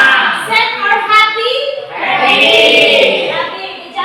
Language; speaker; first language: English; non-native, learner; Indonesian